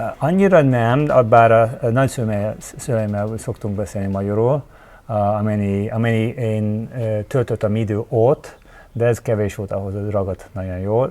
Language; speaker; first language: Hungarian; early bilingual, heritage; Hungarian